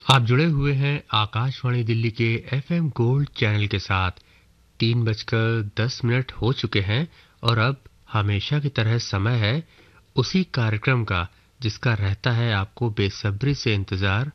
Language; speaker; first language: Hindi; native; Hindi